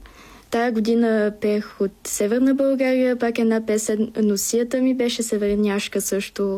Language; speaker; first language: Bulgarian; early bilingual, heritage; Bulgarian